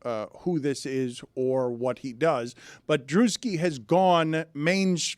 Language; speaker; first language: English; native; English